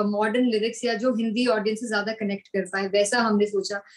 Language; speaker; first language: Hindi; non-native, local second language; Punjabi